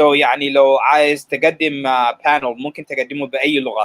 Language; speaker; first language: Arabic; native; Arabic